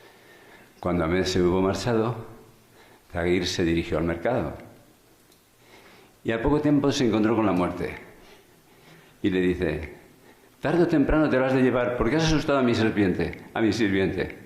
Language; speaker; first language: Spanish; native; Spanish